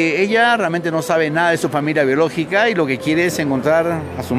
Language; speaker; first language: Spanish; native; Spanish